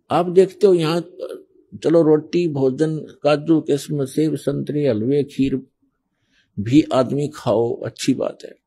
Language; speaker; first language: Hindi; native; Hindi